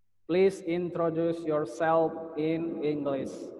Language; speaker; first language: English; non-native, fluent; Indonesian